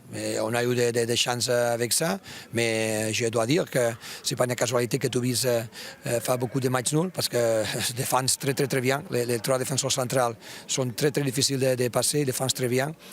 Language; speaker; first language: French; non-native, fluent; Spanish